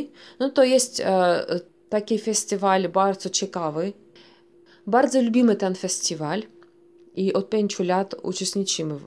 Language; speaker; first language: Polish; early bilingual, heritage; Polish